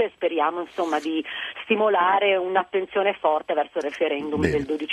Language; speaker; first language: Italian; native; Italian